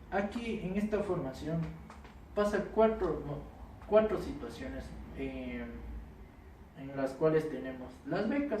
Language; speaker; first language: Spanish; native; Spanish